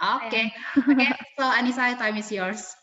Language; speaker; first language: English; non-native, learner; Indonesian